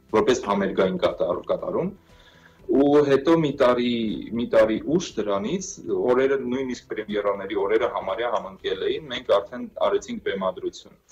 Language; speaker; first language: Armenian; native; Armenian